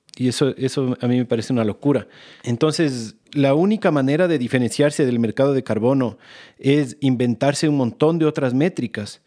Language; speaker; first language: Spanish; native; Spanish